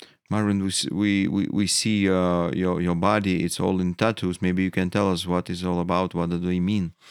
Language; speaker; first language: English; non-native, fluent; Lithuanian